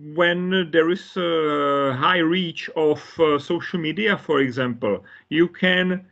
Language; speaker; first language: English; non-native, fluent; Czech